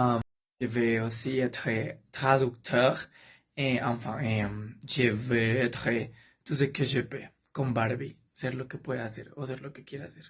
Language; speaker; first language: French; non-native, learner; Spanish